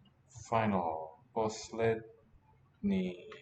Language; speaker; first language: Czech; non-native, learner; English